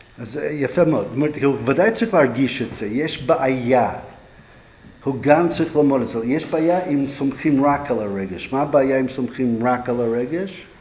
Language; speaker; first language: Hebrew; non-native, fluent; English